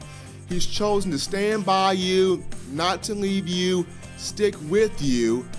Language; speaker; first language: English; native; English